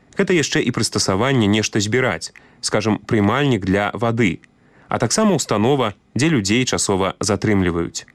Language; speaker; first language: Belarusian; native; Belarusian